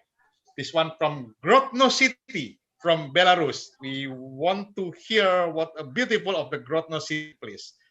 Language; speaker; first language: English; non-native, fluent; Indonesian